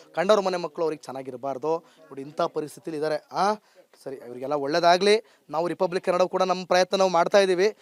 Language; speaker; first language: Kannada; native; Kannada